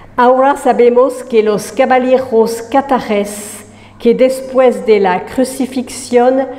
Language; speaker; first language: Spanish; non-native, fluent; French